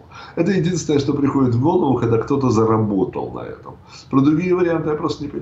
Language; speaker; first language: Russian; native; Russian